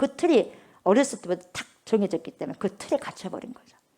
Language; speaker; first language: Korean; native; Korean